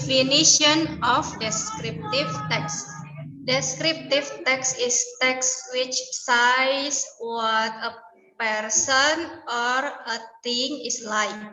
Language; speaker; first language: English; non-native, learner; Indonesian